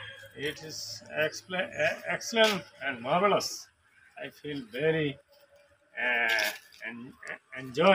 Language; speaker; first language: English; non-native, learner; Bangla